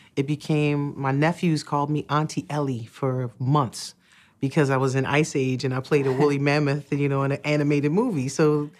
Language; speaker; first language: English; native; English